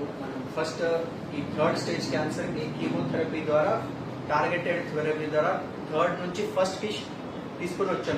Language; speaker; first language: Telugu; non-native, fluent; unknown